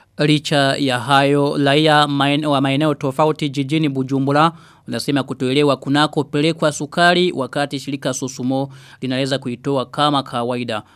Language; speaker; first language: Swahili; non-native, local second language; Rundi